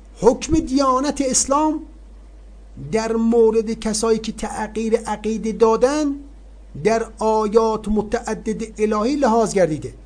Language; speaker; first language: Persian; native; Persian